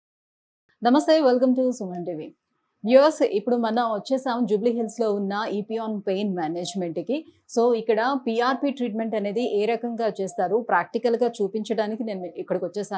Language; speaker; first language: Telugu; native; Telugu